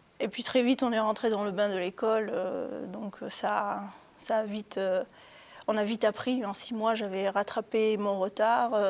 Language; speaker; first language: French; early bilingual, other home language; Arabic